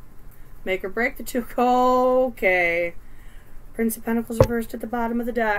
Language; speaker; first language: English; native; English